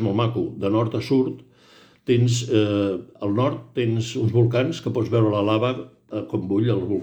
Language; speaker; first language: Catalan; native; Catalan